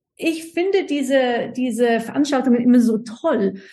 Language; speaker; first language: German; non-native, fluent; English